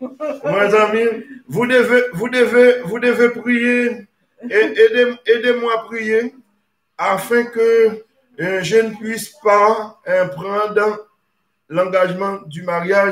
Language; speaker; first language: French; non-native, local second language; Haitian Creole